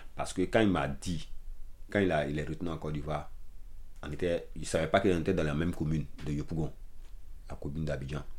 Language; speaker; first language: French; non-native, local second language; Dyula